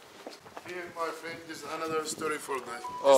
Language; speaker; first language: English; non-native, learner; Arabic